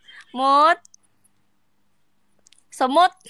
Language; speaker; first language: Vietnamese; non-native, learner; Indonesian